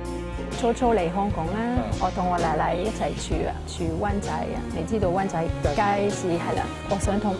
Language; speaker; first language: Cantonese; non-native, fluent; French